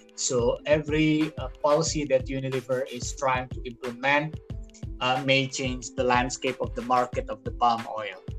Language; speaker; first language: English; non-native, fluent; Indonesian